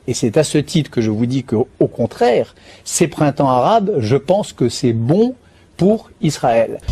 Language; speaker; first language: French; native; French